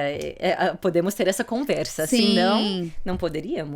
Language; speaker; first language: Portuguese; early bilingual, heritage; English